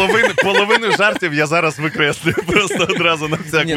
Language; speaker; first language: Ukrainian; native; Ukrainian